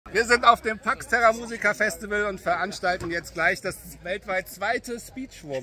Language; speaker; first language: German; native; German